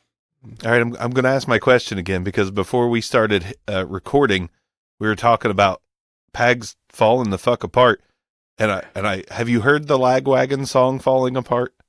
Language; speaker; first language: English; native; English